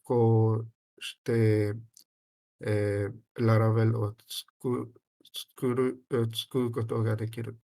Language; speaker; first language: Japanese; non-native, learner; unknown